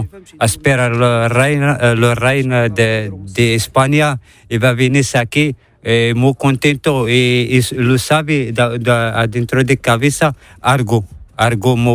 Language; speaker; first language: Spanish; non-native, learner; Arabic